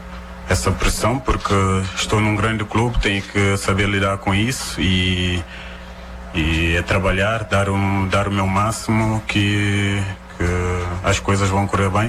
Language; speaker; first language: Portuguese; non-native, local second language; Kabuverdianu